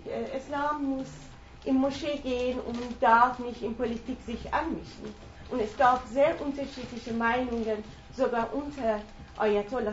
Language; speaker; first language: German; non-native, fluent; Persian